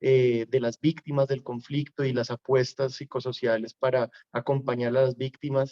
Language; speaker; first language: Spanish; native; Spanish